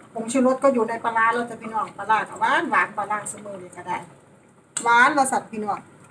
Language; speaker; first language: Thai; native; Thai